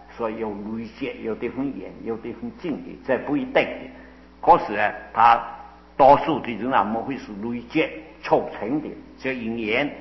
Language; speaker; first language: Chinese; non-native, local second language; Cantonese